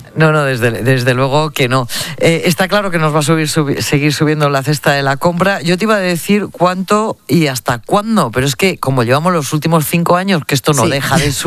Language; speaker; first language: Spanish; native; Spanish